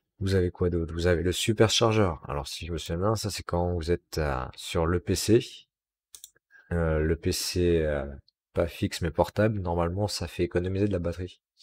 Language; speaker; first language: French; native; French